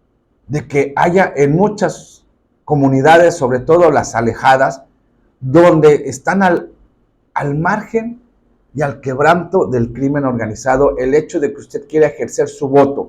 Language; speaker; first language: Spanish; native; Spanish